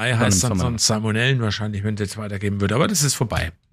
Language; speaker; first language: German; native; German